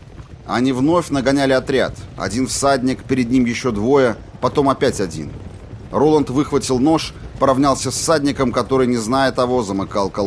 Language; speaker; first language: Russian; native; Russian